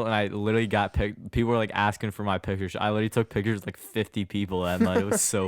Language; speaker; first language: English; native; English